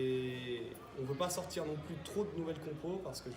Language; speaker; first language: French; native; French